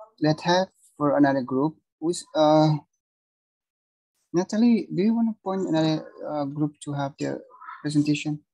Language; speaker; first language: English; non-native, fluent; Indonesian